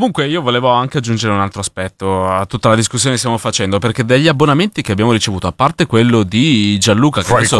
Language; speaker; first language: Italian; native; Italian